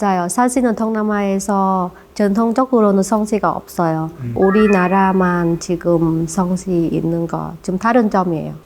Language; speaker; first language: Korean; non-native, learner; Vietnamese